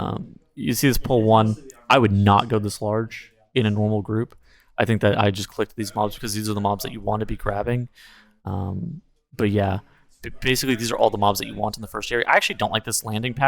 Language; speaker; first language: English; native; English